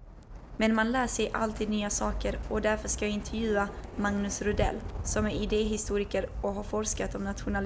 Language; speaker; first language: Swedish; early bilingual, other home language; Bosnian